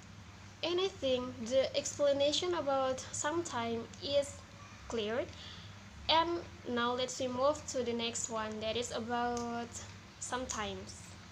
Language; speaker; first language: English; non-native, learner; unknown